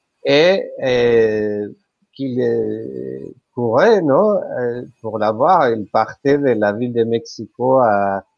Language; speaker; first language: French; non-native, fluent; Spanish